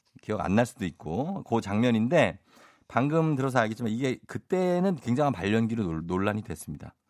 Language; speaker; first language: Korean; native; Korean